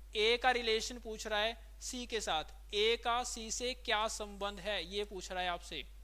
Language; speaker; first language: Hindi; native; Hindi